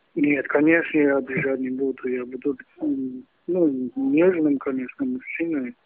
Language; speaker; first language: Russian; non-native, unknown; Turkish